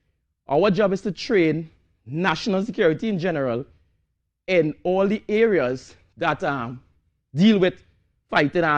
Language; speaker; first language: English; native; English